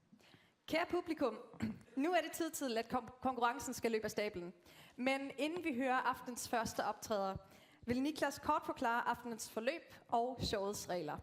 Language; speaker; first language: Danish; native; Danish